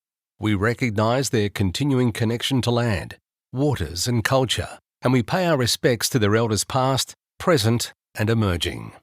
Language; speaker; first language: English; native; English